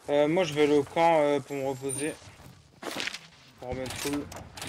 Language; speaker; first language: French; native; French